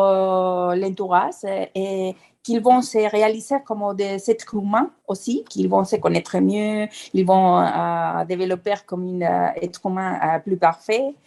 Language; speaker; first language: French; non-native, fluent; Spanish